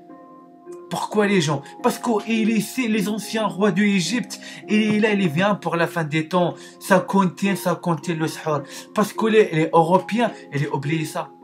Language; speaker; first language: French; non-native, learner; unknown